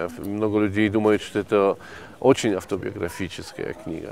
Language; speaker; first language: Russian; non-native, fluent; Polish